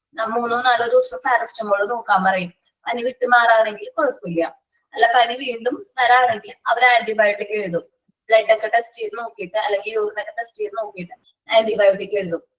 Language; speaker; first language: Malayalam; native; Malayalam